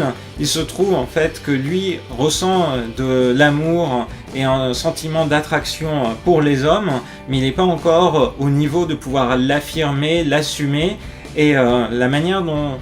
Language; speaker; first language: French; native; French